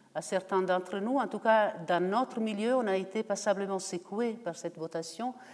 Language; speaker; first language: French; non-native, fluent; Italian